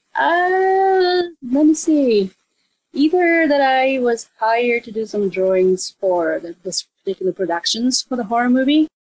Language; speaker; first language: English; non-native, fluent; Japanese